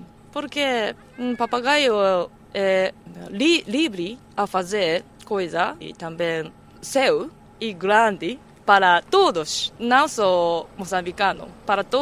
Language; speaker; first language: Portuguese; non-native, learner; Japanese